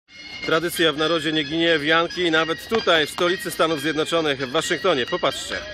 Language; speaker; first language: Polish; native; Polish